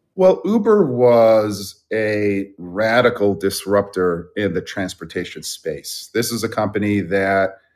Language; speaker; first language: English; early bilingual, other home language; Persian